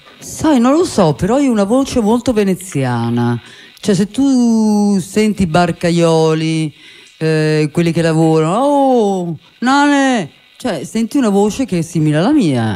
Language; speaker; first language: Italian; native; Italian